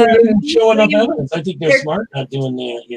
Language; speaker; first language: English; native; English